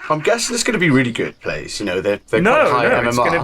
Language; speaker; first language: English; native; English